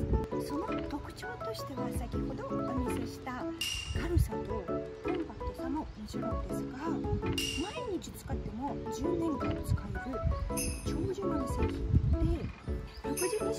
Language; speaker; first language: Japanese; non-native, fluent; Russian